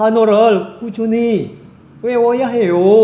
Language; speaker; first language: Korean; non-native, fluent; Indonesian